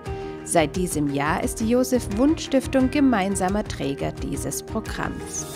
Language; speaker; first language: German; native; German